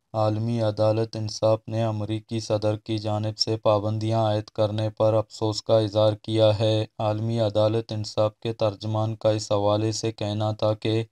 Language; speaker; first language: Urdu; non-native, local second language; Baluchi